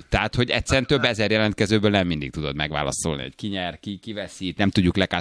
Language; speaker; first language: Hungarian; native; Hungarian